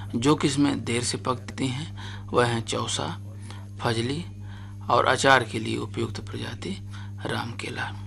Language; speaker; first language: Hindi; native; Hindi